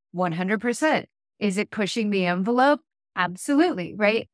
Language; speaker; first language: English; native; English